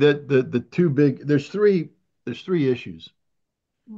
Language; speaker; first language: English; native; English